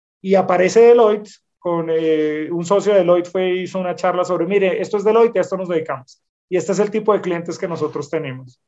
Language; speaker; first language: Spanish; native; Spanish